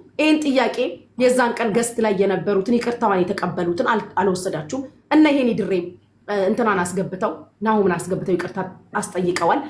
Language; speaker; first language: Amharic; native; Amharic